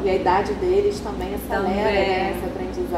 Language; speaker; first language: Portuguese; native; Portuguese